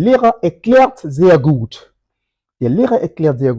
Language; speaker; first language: German; non-native, fluent; French